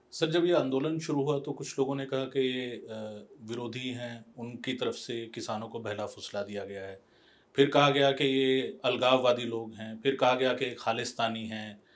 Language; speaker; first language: Hindi; non-native, local second language; Punjabi